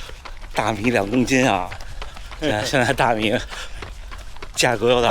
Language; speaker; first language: Chinese; native; Chinese